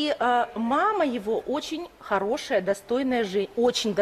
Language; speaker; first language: Russian; native; Russian